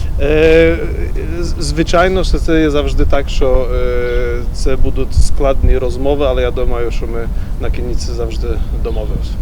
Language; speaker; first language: Ukrainian; non-native, fluent; Polish